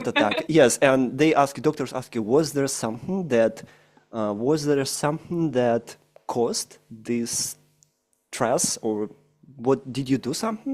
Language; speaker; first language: English; non-native, fluent; Russian